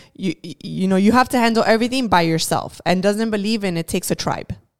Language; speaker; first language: English; early bilingual, other home language; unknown